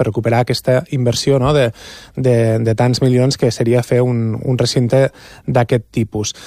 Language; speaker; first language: Catalan; native; Catalan